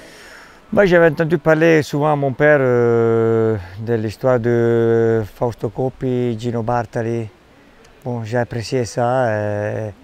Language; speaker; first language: French; non-native, fluent; Italian